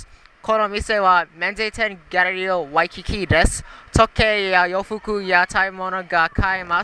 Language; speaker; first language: Japanese; non-native, learner; English